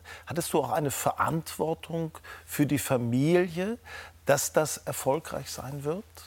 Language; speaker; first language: German; native; German